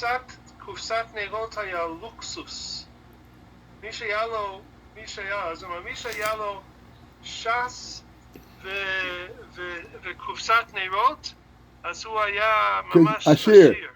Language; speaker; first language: Hebrew; non-native, fluent; English